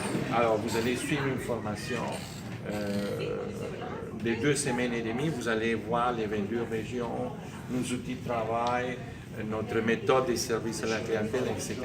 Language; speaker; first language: French; native; French